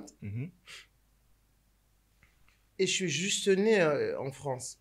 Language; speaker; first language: French; native; French